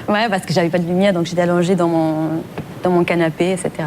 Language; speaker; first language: French; non-native, fluent; German